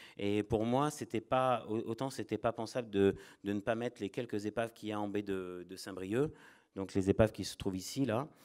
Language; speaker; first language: French; native; French